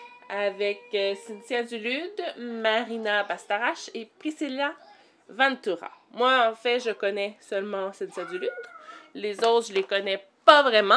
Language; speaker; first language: French; native; French